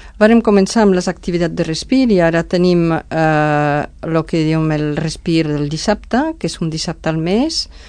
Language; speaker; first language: Catalan; non-native, fluent; Spanish